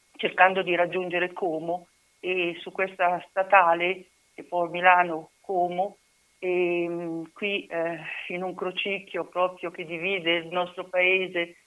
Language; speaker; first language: Italian; native; Italian